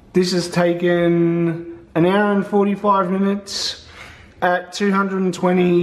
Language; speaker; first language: English; native; English